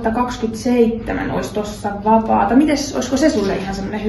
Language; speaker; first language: Finnish; native; Finnish